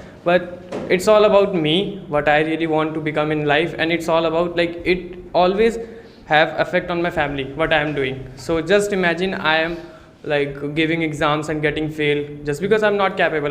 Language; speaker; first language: English; non-native, local second language; Hindi